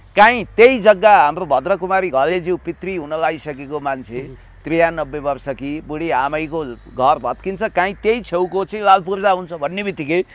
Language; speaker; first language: Nepali; native; Nepali